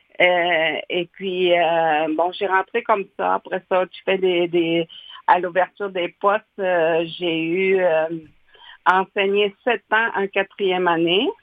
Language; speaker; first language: French; non-native, local second language; Innu-aimun